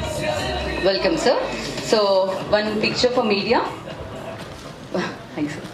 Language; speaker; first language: Telugu; native; Telugu